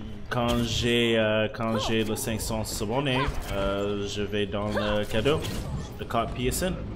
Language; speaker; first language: French; non-native, learner; English